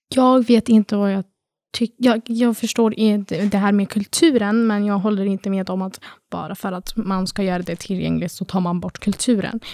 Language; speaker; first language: Swedish; early bilingual, other home language; Arabic